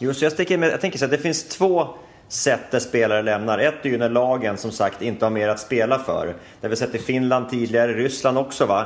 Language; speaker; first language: Swedish; native; Swedish